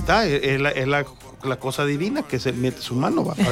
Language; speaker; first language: Spanish; native; Spanish